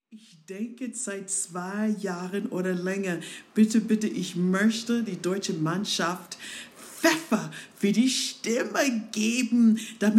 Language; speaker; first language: German; non-native, fluent; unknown